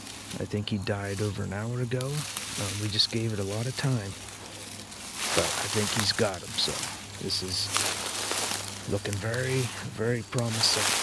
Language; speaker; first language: English; native; English